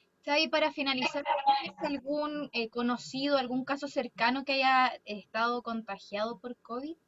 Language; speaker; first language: Spanish; native; Spanish